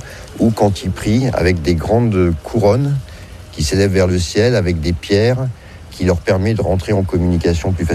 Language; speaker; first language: French; native; French